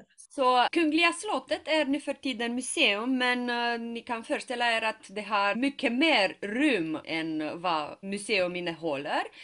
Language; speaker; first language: Swedish; non-native, fluent; Romanian